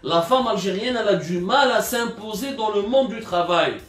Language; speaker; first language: French; non-native, local second language; Arabic